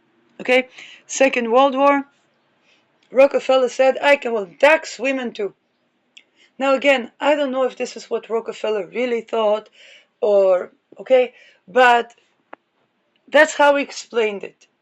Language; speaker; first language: English; non-native, fluent; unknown